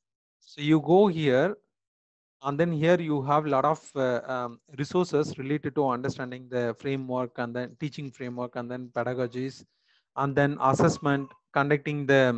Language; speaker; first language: English; non-native, local second language; Tamil